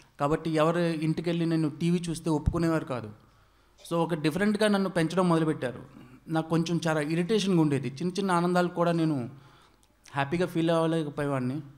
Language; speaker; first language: Telugu; non-native, local second language; Odia